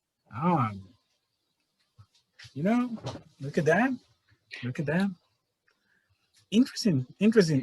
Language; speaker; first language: English; non-native, fluent; Spanish